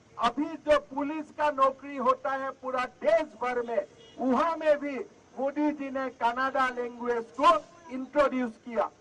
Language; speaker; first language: Hindi; non-native, local second language; Assamese